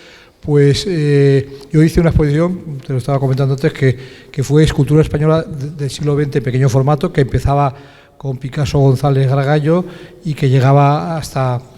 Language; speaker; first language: Spanish; native; Spanish